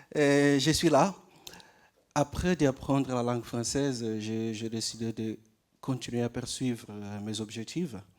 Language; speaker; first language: French; non-native, learner; Portuguese